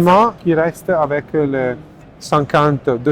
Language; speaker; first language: French; non-native, learner; Italian